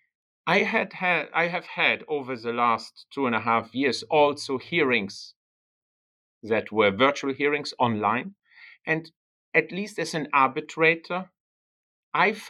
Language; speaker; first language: English; non-native, fluent; German